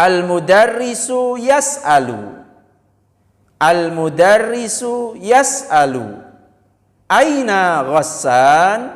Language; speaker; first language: Arabic; non-native, fluent; Indonesian